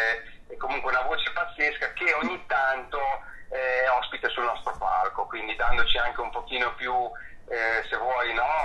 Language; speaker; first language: Italian; native; Italian